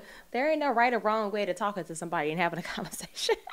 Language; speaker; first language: English; native; English